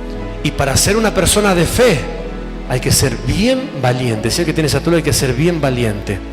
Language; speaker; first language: Spanish; native; Spanish